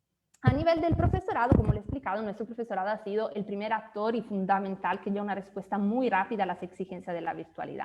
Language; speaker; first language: Spanish; native; Spanish